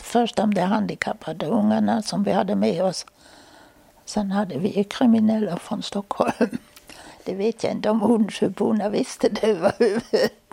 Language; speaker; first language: Swedish; non-native, fluent; German